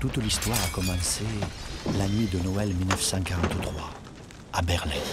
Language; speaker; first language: French; early bilingual, other home language; German